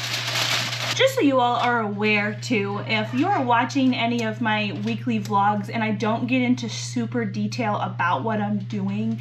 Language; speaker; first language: English; native; English